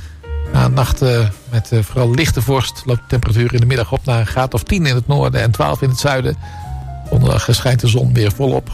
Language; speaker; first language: Dutch; native; Dutch